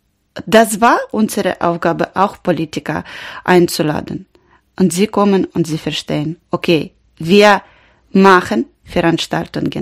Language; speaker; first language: German; non-native, learner; Ukrainian